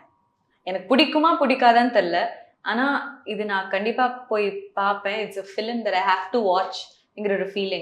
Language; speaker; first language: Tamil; non-native, local second language; Malayalam